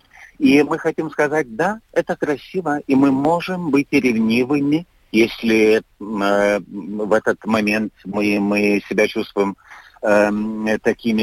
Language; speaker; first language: Russian; non-native, fluent; Lithuanian